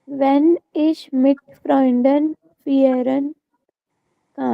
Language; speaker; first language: German; non-native, learner; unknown